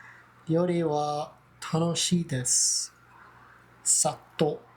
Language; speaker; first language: Japanese; non-native, learner; English